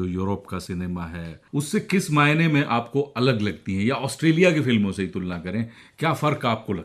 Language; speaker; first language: Hindi; native; Hindi